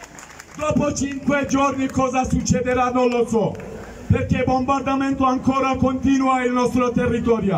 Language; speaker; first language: Italian; non-native, learner; Kurdish